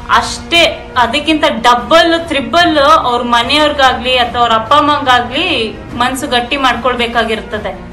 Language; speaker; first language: Kannada; non-native, local second language; Kodava